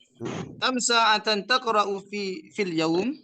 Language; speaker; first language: Arabic; non-native, learner; Indonesian